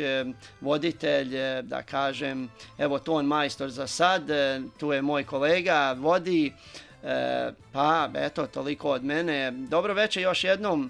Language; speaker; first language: Serbian; native; Serbian